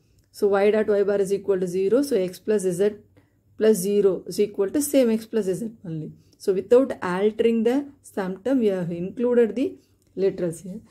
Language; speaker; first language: English; non-native, local second language; Tamil